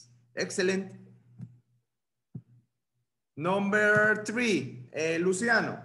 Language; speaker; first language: English; non-native, fluent; Spanish